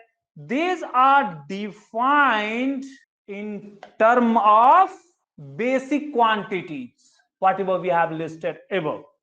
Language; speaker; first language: English; non-native, local second language; Hindi